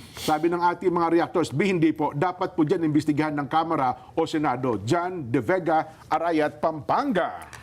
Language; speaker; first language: Filipino; native; Filipino